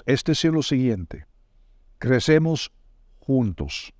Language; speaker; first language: Spanish; non-native, fluent; English